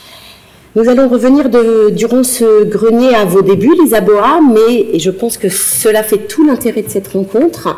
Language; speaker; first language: French; native; French